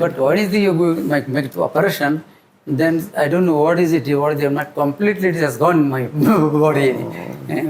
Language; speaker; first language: English; non-native, local second language; Bangla